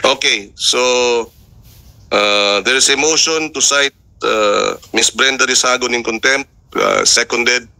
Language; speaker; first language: English; non-native, local second language; Filipino